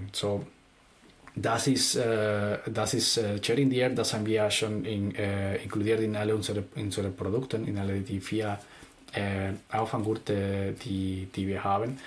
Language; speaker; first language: German; non-native, fluent; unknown